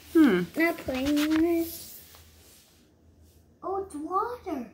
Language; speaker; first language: English; early bilingual, other home language; Russian